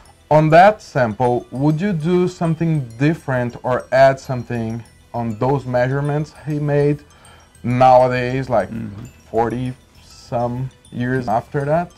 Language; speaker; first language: English; non-native, fluent; Portuguese